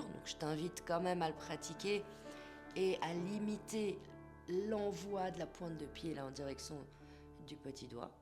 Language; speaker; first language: French; native; French